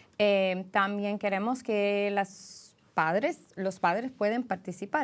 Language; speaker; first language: Spanish; early bilingual, heritage; English